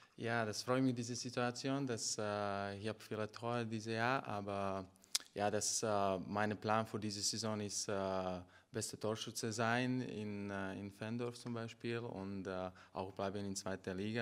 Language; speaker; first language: German; non-native, learner; Slovak